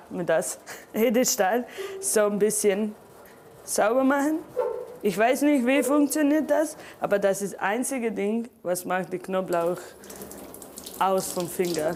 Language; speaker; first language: German; non-native, learner; Croatian